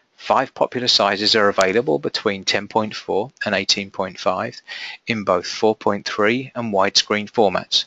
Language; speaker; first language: English; native; English